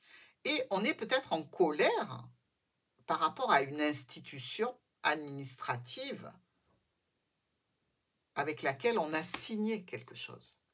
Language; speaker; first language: French; native; French